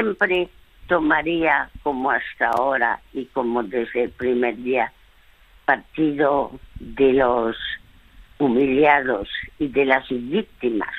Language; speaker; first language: Spanish; early bilingual, other home language; French